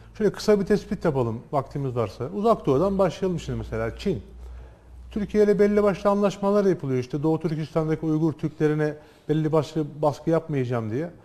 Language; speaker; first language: Turkish; native; Turkish